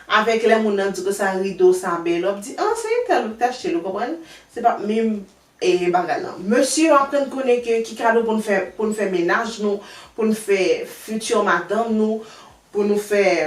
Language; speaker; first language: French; non-native, learner; Haitian Creole